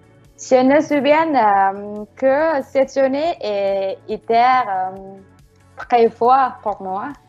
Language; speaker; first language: French; non-native, learner; Thai